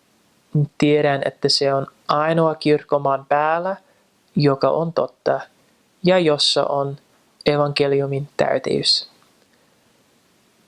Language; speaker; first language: Finnish; non-native, fluent; English